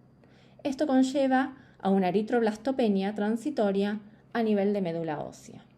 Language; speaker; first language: Spanish; native; Spanish